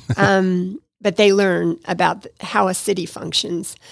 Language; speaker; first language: English; native; English